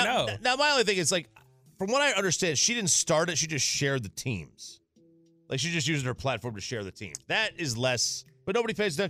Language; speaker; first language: English; native; English